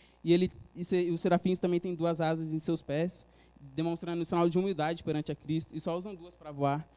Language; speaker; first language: Portuguese; native; Portuguese